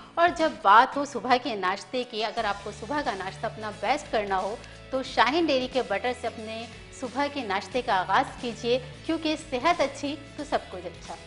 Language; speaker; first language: Urdu; native; Urdu